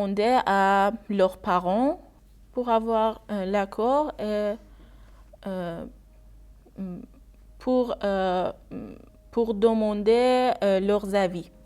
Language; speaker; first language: French; non-native, learner; Persian